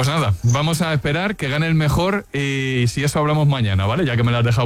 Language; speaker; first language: Spanish; native; Spanish